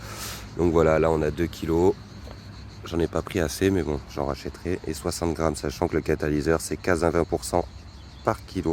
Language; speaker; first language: French; native; French